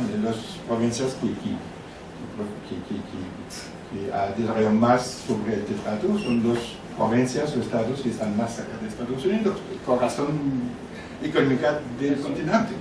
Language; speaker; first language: Spanish; non-native, learner; French